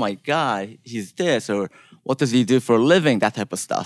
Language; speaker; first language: English; early bilingual, other home language; Korean